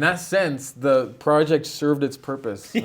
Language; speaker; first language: English; native; English